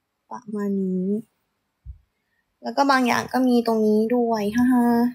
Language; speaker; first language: Thai; early bilingual, heritage; Thai